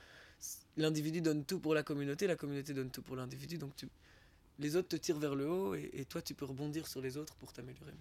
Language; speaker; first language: French; native; French